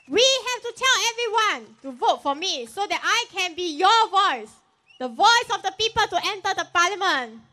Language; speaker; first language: English; non-native, local second language; Chinese